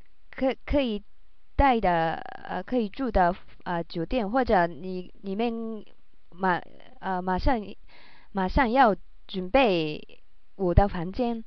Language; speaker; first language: Chinese; non-native, learner; Japanese